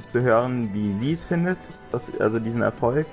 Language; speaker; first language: German; native; German